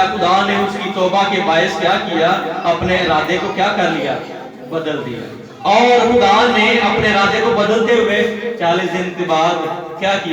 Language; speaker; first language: Urdu; native; Urdu